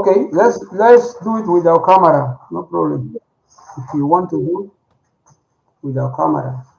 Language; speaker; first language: English; non-native, learner; Spanish